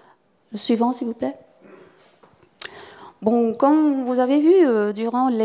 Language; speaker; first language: French; non-native, fluent; Arabic